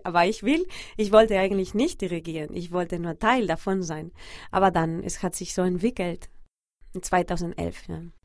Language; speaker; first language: German; non-native, fluent; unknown